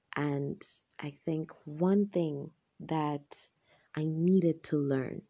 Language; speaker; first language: English; non-native, local second language; Shona